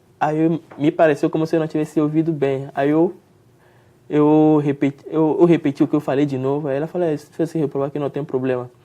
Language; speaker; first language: Portuguese; non-native, fluent; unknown